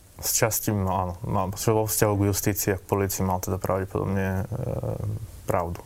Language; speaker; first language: Slovak; native; Slovak